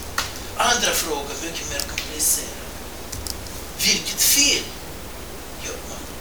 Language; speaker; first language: Swedish; non-native, fluent; Russian